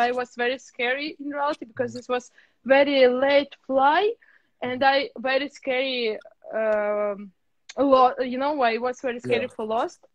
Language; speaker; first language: English; non-native, learner; Russian